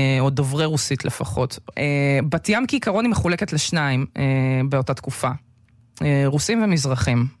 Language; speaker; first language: Hebrew; early bilingual, other home language; Russian